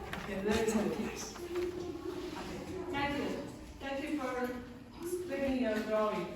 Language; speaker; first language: English; non-native, fluent; Mongolian